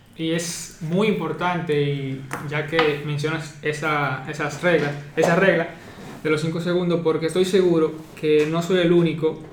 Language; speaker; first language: Spanish; native; Spanish